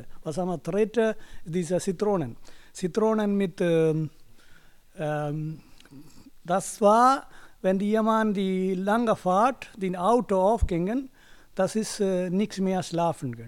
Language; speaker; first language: German; non-native, learner; Tamil